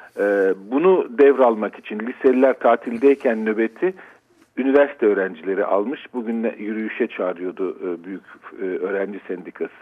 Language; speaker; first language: Turkish; native; Turkish